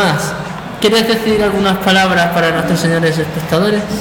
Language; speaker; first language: Spanish; native; Spanish